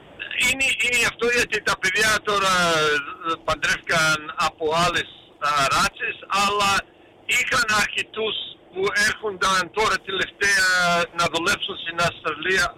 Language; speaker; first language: Greek; early bilingual, heritage; Greek